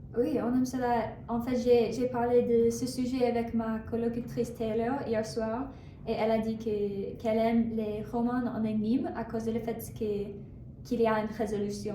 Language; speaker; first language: French; non-native, learner; English